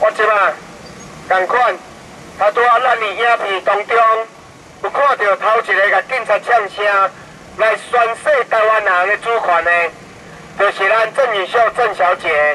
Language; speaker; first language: Chinese; non-native, local second language; Min Nan Chinese